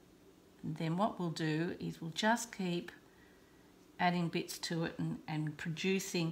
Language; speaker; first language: English; native; English